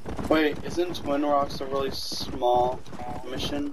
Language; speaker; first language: English; native; English